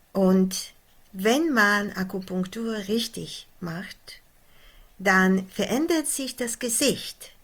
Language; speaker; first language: German; non-native, fluent; Polish